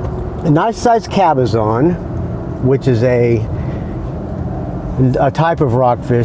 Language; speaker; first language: English; native; English